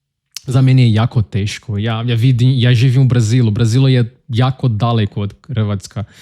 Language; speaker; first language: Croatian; non-native, learner; Portuguese